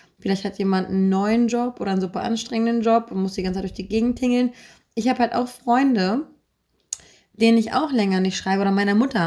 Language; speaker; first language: German; native; German